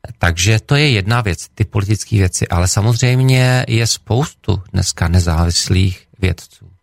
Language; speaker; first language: Czech; native; Czech